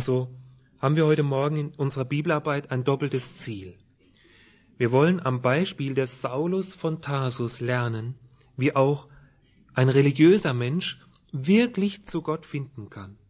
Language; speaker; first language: German; native; German